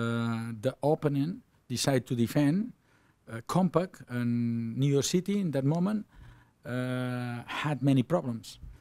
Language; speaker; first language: English; non-native, learner; Spanish